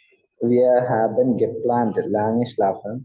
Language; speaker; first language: German; non-native, learner; Malayalam